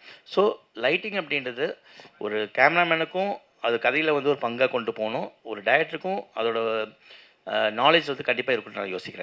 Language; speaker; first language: Tamil; native; Tamil